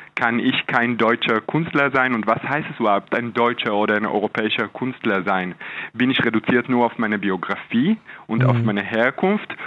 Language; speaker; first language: German; non-native, fluent; Hebrew